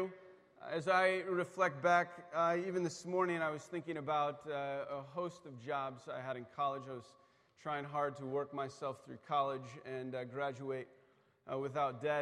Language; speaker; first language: English; native; English